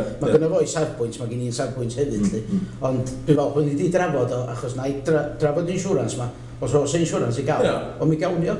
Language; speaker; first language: Welsh; native; Welsh